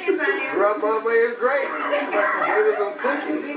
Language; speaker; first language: English; native; English